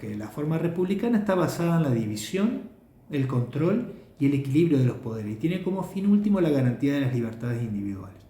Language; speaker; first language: Spanish; native; Spanish